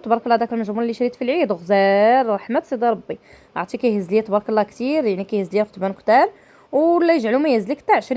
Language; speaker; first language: Arabic; native; Arabic